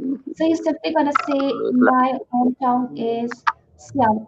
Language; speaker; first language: English; non-native, local second language; Urdu